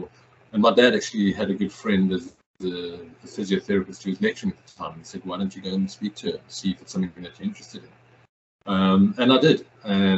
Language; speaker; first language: English; native; English